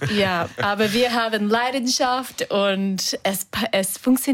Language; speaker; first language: German; non-native, learner; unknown